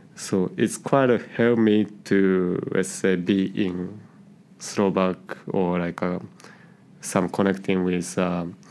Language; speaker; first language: English; non-native, learner; Japanese